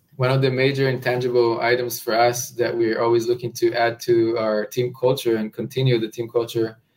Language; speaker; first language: English; non-native, fluent; Hebrew